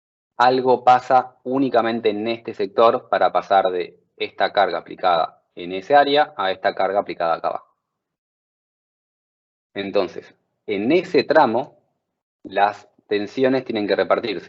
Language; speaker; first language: Spanish; native; Spanish